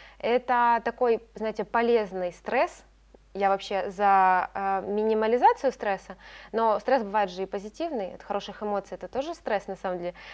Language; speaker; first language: Russian; native; Russian